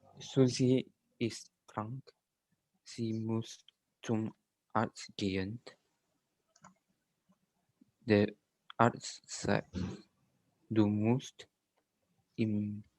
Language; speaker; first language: German; non-native, learner; Indonesian